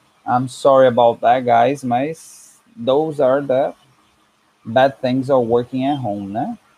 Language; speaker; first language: English; non-native, fluent; Portuguese